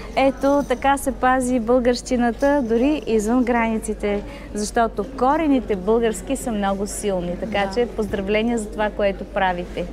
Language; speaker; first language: Bulgarian; native; Bulgarian